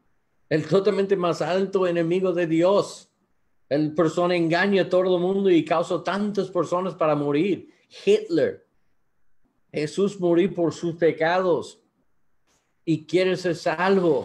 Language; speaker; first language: Spanish; non-native, learner; English